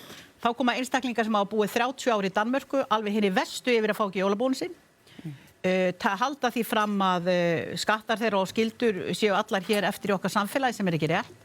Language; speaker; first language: Icelandic; native; Icelandic